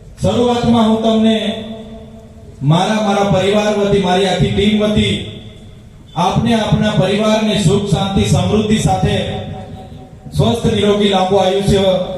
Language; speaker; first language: Gujarati; non-native, local second language; Vasavi